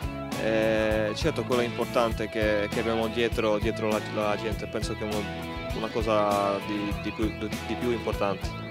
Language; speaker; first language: Italian; non-native, fluent; Czech